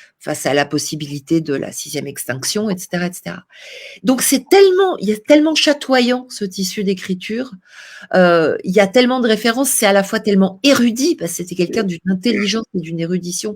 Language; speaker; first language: French; native; French